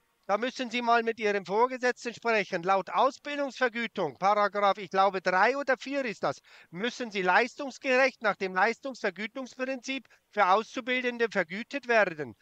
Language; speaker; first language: German; native; German